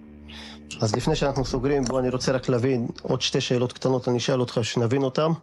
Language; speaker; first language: Hebrew; native; Hebrew